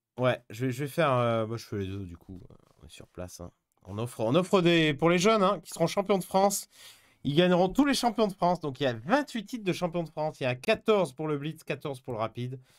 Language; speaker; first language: French; native; French